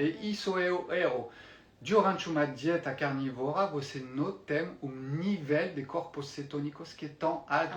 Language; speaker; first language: Portuguese; non-native, fluent; French